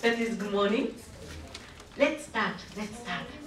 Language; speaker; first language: English; non-native, local second language; Japanese